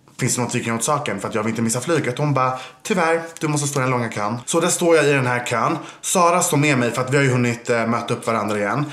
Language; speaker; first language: Swedish; native; Swedish